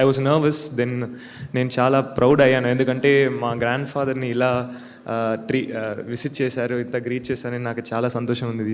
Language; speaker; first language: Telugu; non-native, learner; Tamil